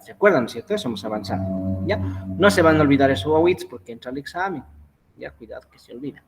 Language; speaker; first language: Spanish; native; Spanish